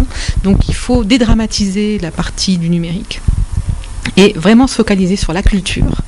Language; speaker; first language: French; native; French